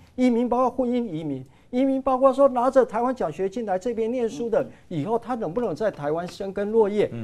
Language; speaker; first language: Chinese; native; Chinese